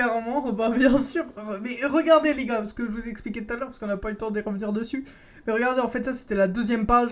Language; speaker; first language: French; native; French